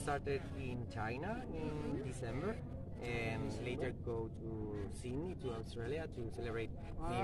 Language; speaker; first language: English; non-native, learner; Spanish